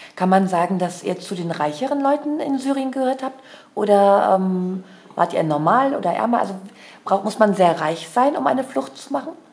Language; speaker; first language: German; native; German